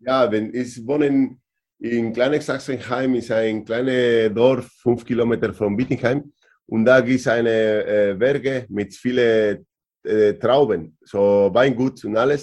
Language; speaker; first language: German; non-native, learner; Spanish